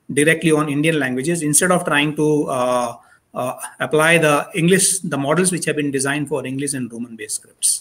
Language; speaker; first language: English; non-native, local second language; Odia